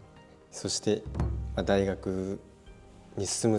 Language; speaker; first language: Japanese; native; Japanese